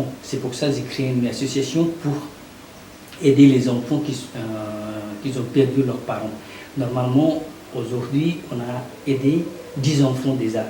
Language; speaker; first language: French; non-native, learner; Nepali